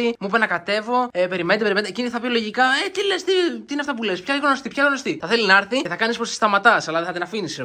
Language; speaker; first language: Greek; native; Greek